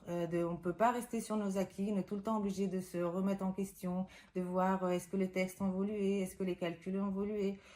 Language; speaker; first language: French; non-native, fluent; Spanish